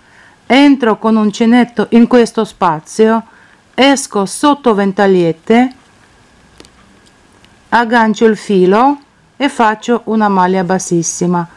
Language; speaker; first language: Italian; non-native, fluent; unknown